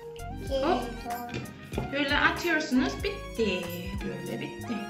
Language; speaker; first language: Turkish; non-native, fluent; Korean